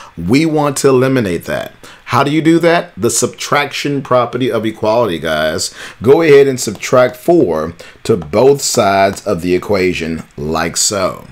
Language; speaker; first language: English; native; English